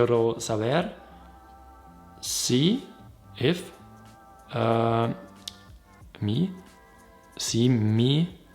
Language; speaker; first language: Spanish; non-native, learner; German